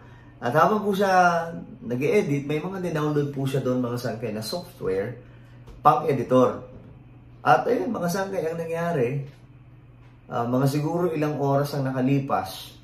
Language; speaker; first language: Filipino; native; Filipino